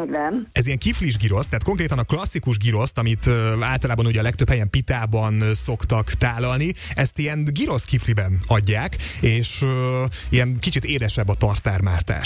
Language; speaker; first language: Hungarian; native; Hungarian